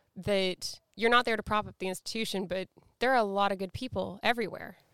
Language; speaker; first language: English; native; English